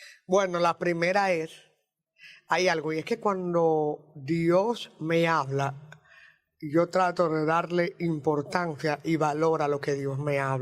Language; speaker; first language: Spanish; native; Spanish